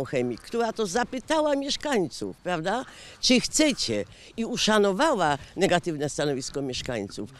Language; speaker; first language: Polish; native; Polish